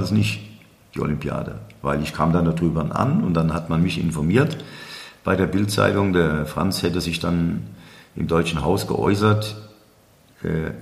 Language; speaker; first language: German; native; German